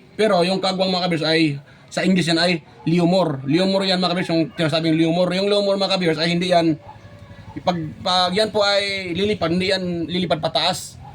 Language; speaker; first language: Filipino; non-native, local second language; Cebuano